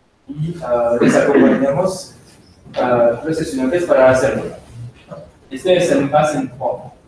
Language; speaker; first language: Spanish; non-native, learner; French